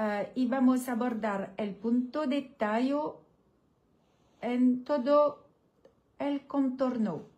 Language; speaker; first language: Spanish; non-native, learner; French